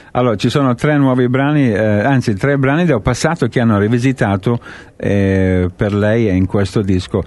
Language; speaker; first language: Italian; non-native, fluent; English